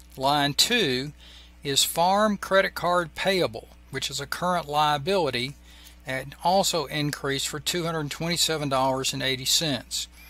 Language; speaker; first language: English; native; English